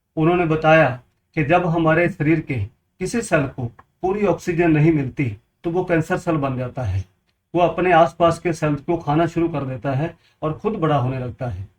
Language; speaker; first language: Hindi; non-native, local second language; Punjabi